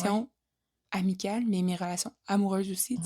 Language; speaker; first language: French; native; French